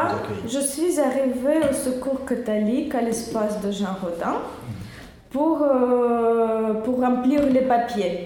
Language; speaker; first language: French; non-native, learner; Russian